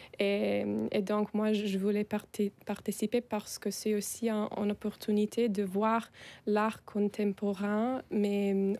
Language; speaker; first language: French; non-native, fluent; Italian